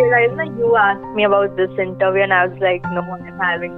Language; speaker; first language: English; non-native, local second language; Gujarati